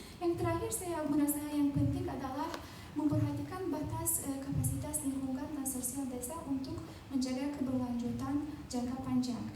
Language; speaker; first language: Indonesian; non-native, fluent; Azerbaijani